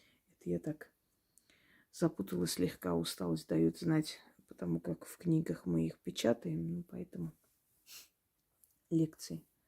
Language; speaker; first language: Russian; native; Russian